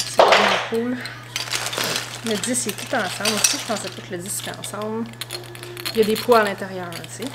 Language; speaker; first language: French; native; French